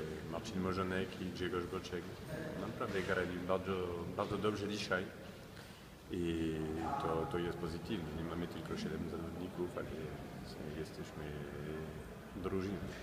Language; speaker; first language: Polish; non-native, learner; French